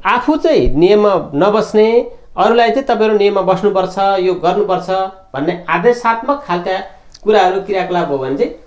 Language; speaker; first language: Nepali; native; Nepali